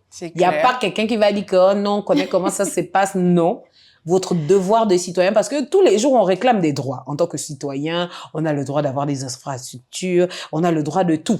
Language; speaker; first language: French; native; French